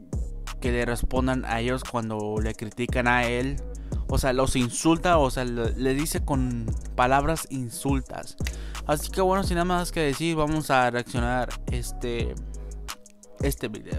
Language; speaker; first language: Spanish; native; Spanish